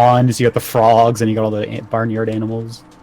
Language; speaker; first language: English; native; English